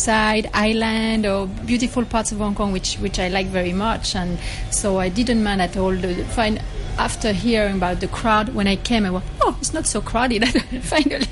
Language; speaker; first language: English; non-native, fluent; French